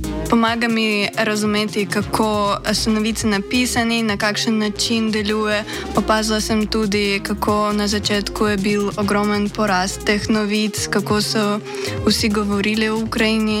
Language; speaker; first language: Slovenian; non-native, fluent; Ukrainian